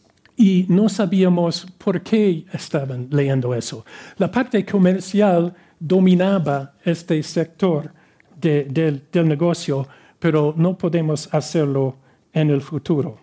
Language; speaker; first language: Spanish; non-native, fluent; English